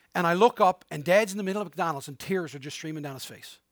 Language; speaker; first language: English; native; English